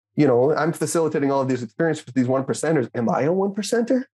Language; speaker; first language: English; native; English